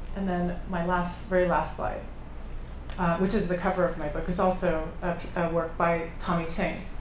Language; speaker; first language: English; native; English